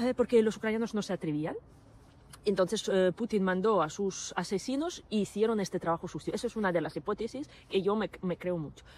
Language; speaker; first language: Spanish; non-native, fluent; Ukrainian